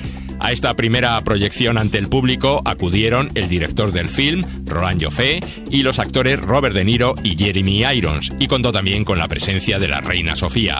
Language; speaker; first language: Spanish; native; Spanish